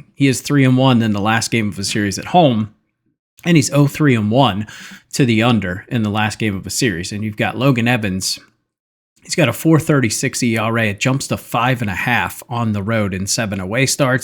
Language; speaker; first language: English; native; English